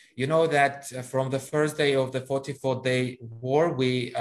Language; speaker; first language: English; non-native, fluent; Armenian